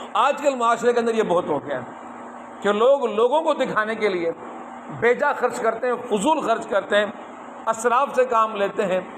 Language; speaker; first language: Urdu; non-native, local second language; Sindhi